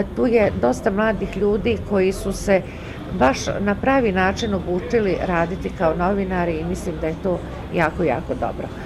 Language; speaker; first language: Bosnian; native; Bosnian